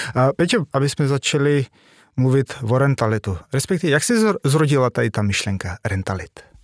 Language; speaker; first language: Czech; non-native, fluent; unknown